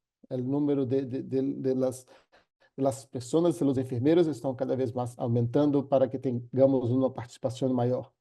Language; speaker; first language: Spanish; non-native, fluent; Portuguese